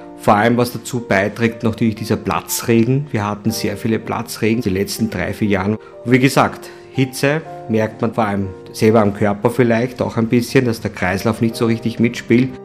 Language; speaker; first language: German; native; German